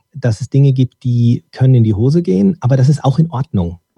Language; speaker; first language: German; early bilingual, other home language; Turkish